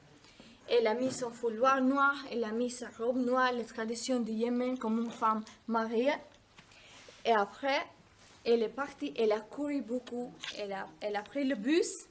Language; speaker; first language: French; non-native, learner; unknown